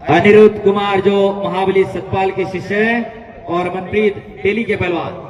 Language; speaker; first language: Hindi; non-native, local second language; Marathi